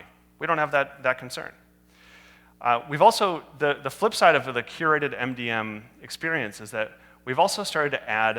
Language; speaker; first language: English; native; English